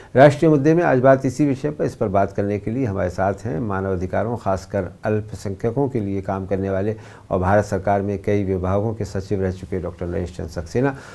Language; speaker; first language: Hindi; native; Hindi